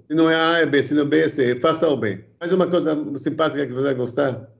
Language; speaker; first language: Portuguese; early bilingual, other home language; Arabic